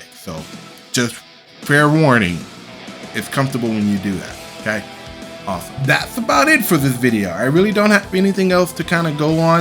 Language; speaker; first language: English; native; English